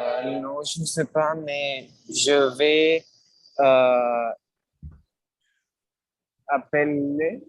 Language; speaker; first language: French; non-native, learner; Spanish